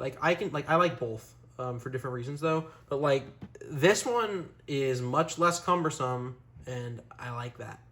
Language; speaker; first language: English; native; English